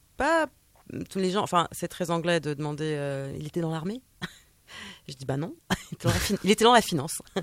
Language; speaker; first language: French; native; French